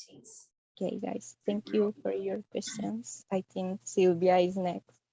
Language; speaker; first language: English; non-native, fluent; Spanish